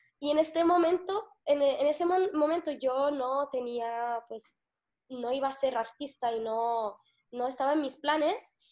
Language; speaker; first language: Spanish; non-native, fluent; Arabic